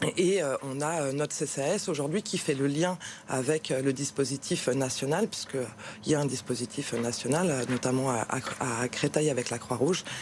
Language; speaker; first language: French; native; French